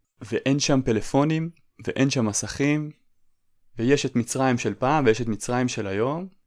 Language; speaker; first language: Hebrew; native; Hebrew